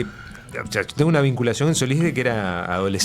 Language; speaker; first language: Spanish; native; Spanish